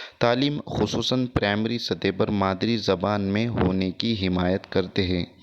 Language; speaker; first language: Urdu; native; Urdu